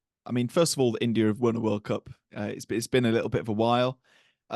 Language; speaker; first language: English; native; English